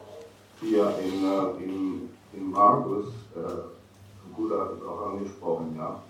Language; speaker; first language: German; non-native, fluent; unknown